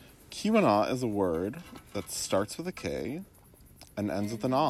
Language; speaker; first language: English; native; English